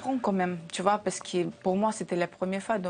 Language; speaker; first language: French; non-native, learner; Portuguese